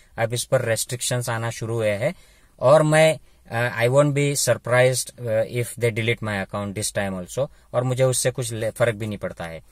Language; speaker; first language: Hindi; non-native, local second language; Marathi